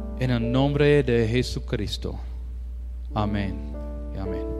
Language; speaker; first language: Spanish; non-native, learner; English